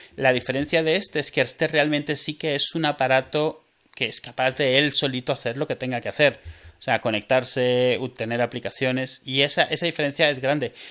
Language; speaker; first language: Spanish; native; Spanish